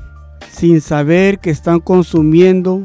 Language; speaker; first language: Spanish; early bilingual, heritage; Spanish